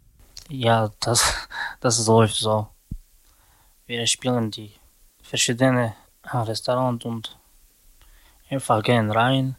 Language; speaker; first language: German; non-native, learner; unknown